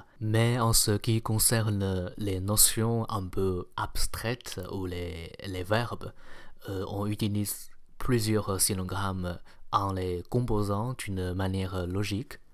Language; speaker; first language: French; non-native, fluent; Chinese